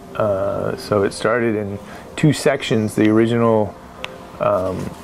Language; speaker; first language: English; native; English